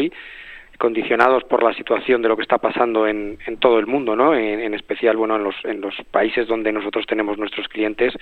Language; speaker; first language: Spanish; native; Spanish